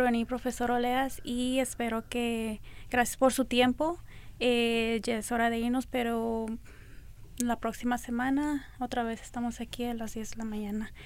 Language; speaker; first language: Spanish; early bilingual, other home language; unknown